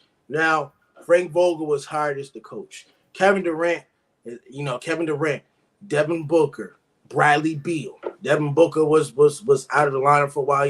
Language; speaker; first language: English; native; English